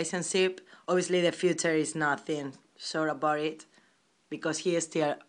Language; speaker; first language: English; non-native, learner; Spanish